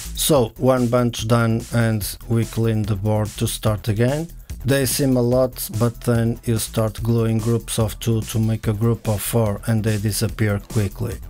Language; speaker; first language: English; non-native, fluent; Portuguese